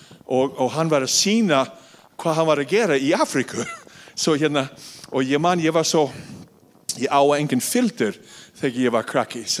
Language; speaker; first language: Icelandic; non-native, fluent; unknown